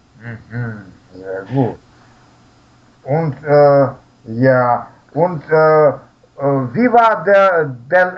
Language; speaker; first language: German; non-native, learner; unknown